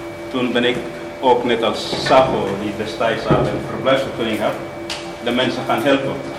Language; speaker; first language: Dutch; non-native, fluent; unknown